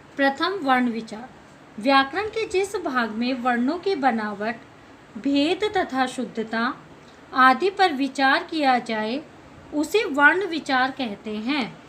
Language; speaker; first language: Hindi; native; Hindi